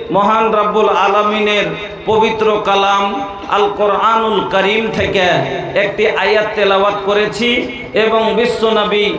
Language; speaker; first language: Bangla; non-native, local second language; Bhojpuri